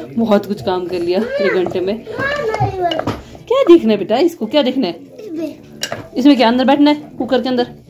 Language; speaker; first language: Hindi; non-native, local second language; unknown